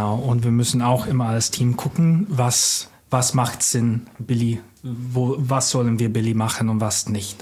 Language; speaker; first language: German; non-native, fluent; English